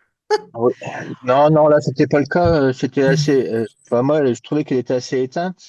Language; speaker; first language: French; native; French